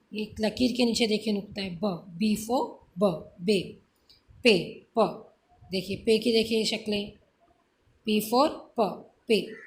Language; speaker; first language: Urdu; native; Urdu